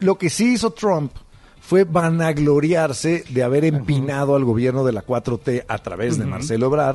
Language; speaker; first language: Spanish; native; Spanish